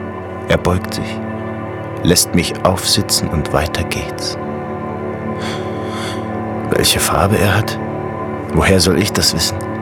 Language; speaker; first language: German; native; German